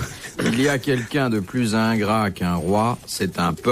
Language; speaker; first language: French; native; French